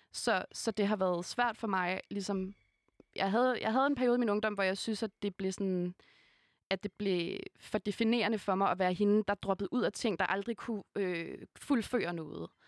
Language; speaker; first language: Danish; native; Danish